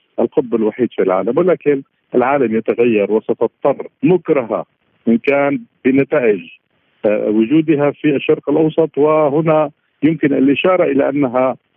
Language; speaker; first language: Arabic; native; Arabic